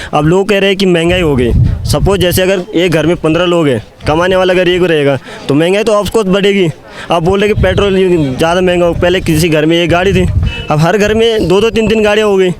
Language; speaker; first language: Hindi; native; Hindi